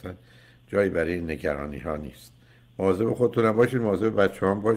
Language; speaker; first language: Persian; native; Persian